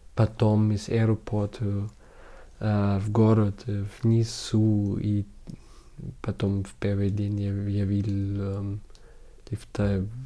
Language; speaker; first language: Russian; non-native, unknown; German